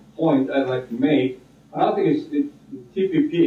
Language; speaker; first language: English; non-native, fluent; Korean